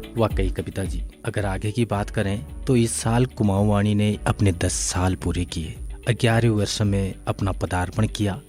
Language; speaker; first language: Hindi; native; Hindi